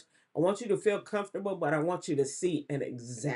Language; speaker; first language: English; native; English